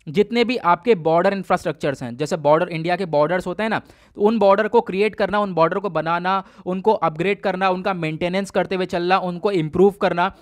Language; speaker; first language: Hindi; native; Hindi